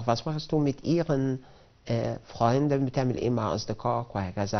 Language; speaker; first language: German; non-native, fluent; Arabic